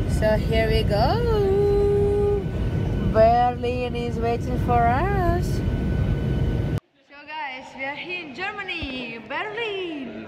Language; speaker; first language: English; non-native, learner; Russian